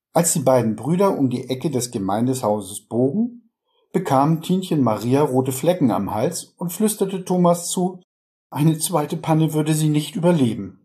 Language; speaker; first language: German; native; German